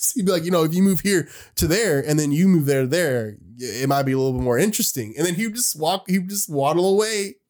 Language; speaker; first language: English; native; English